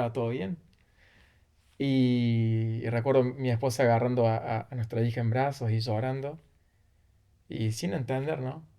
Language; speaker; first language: Spanish; native; Spanish